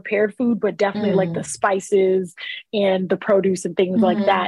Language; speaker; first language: English; early bilingual, other home language; Akan